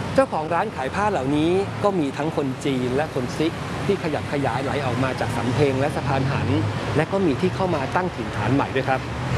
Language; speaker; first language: Thai; native; Thai